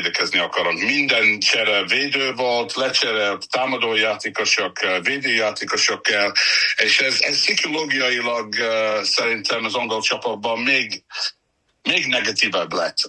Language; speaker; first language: Hungarian; non-native, learner; English